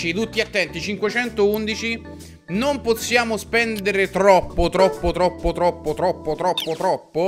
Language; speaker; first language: Italian; native; Italian